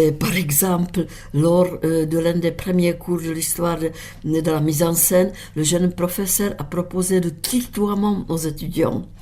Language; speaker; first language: French; non-native, fluent; Czech